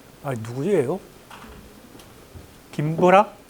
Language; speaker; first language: Korean; native; Korean